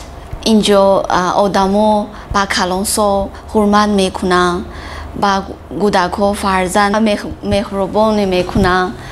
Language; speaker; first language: Persian; non-native, learner; Chinese